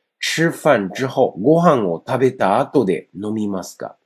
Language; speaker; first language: Japanese; non-native, fluent; Chinese